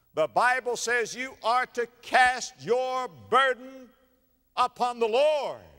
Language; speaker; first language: English; native; English